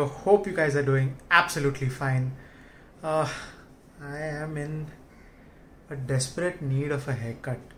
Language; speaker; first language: English; non-native, local second language; Hindi